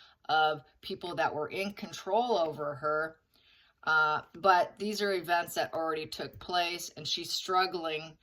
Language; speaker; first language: English; native; English